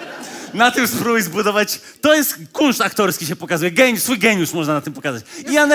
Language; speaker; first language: Polish; native; Polish